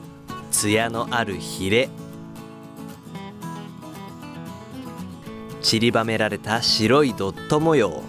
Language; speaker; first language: Japanese; native; Japanese